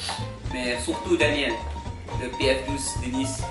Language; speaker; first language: French; non-native, learner; Malay